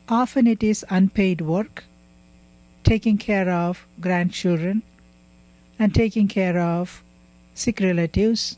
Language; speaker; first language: English; non-native, local second language; Tamil